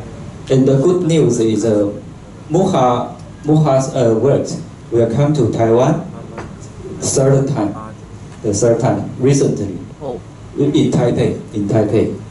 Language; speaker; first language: English; non-native, local second language; Chinese